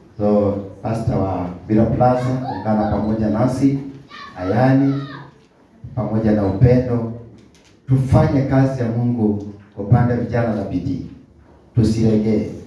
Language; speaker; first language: Swahili; native; Swahili